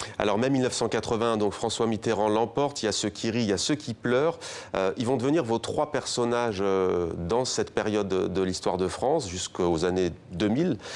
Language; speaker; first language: French; native; French